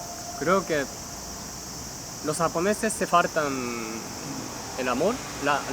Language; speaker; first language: Spanish; non-native, learner; Japanese